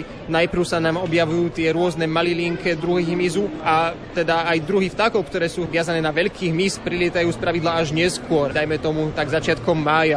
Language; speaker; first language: Slovak; native; Slovak